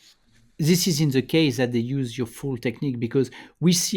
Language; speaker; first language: English; non-native, fluent; French